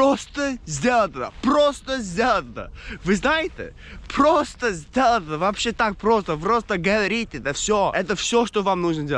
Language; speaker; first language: Russian; non-native, fluent; English